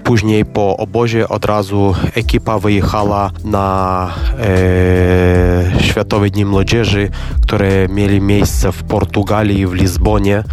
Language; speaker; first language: Polish; non-native, fluent; Ukrainian